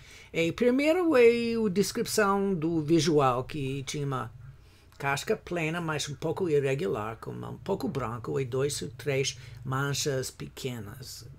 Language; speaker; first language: Portuguese; non-native, fluent; English